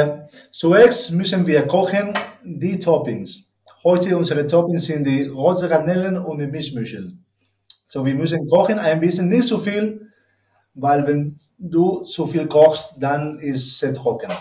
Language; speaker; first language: German; non-native, learner; Spanish